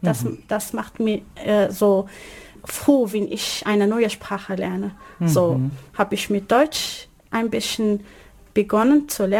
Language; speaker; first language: German; non-native, learner; Arabic